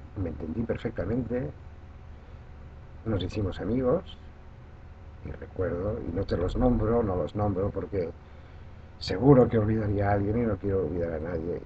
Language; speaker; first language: Spanish; non-native, local second language; Catalan